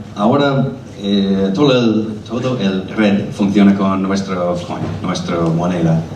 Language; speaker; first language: Spanish; non-native, learner; English